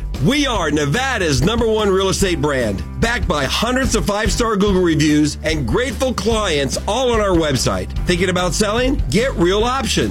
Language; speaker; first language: English; native; English